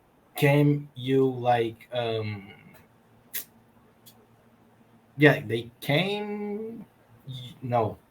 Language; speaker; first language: English; non-native, learner; Portuguese